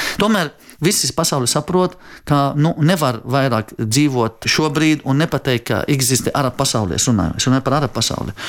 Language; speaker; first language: Latvian; non-native, fluent; Arabic